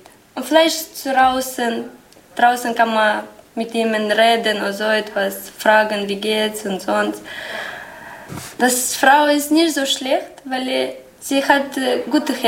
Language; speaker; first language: German; non-native, learner; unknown